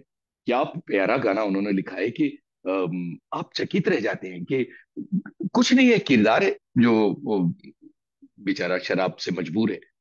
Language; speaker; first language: Hindi; native; Hindi